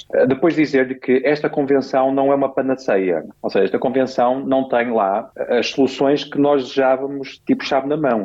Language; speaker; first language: Portuguese; native; Portuguese